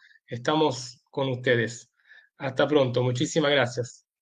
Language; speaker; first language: Spanish; native; Spanish